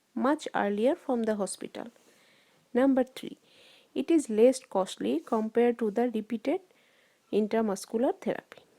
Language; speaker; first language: English; non-native, local second language; Bangla